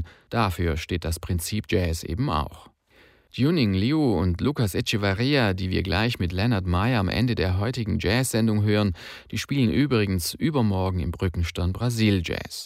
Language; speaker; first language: German; native; German